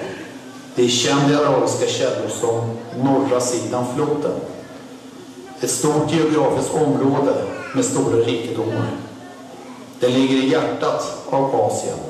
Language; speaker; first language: Swedish; non-native, fluent; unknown